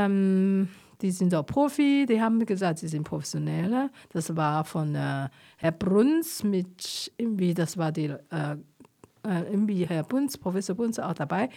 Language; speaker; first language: German; non-native, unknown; Chinese